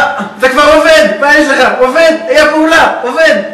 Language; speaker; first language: Hebrew; native; Hebrew